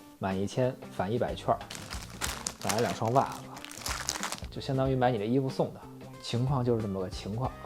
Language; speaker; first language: Chinese; native; Chinese